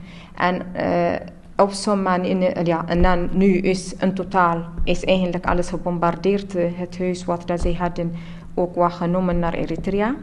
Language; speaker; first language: Dutch; non-native, learner; Tigrinya